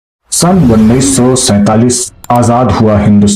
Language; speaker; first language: Urdu; native; Urdu